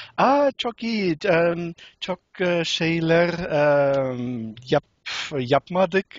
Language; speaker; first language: Turkish; non-native, learner; English